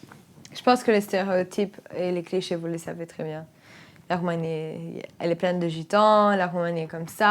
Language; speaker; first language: French; non-native, fluent; Romanian